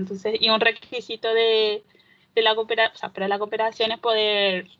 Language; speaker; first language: Spanish; native; Spanish